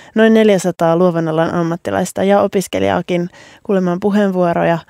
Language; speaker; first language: Finnish; native; Finnish